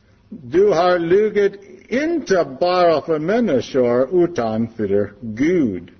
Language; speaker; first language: Swedish; non-native, learner; English